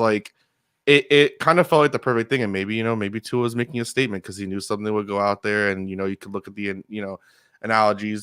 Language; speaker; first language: English; native; English